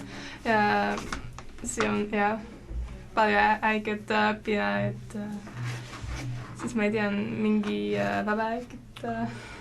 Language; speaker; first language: Estonian; non-native, learner; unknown